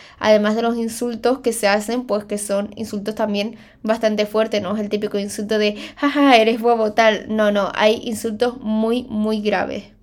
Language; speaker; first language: Spanish; early bilingual, other home language; Chinese